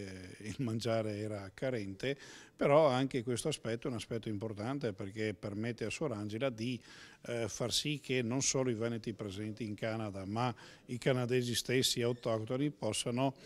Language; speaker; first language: Italian; native; Italian